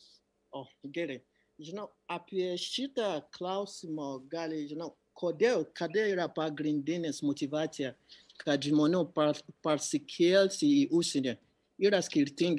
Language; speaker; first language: Lithuanian; non-native, learner; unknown